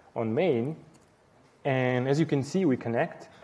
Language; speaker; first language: English; non-native, fluent; Ukrainian